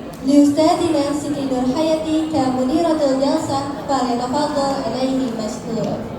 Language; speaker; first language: Arabic; non-native, learner; Indonesian